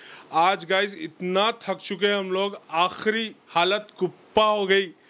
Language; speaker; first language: Hindi; native; Hindi